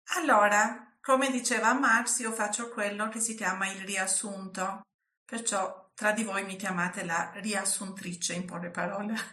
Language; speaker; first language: Italian; non-native, fluent; Albanian